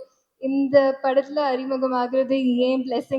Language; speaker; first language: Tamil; non-native, learner; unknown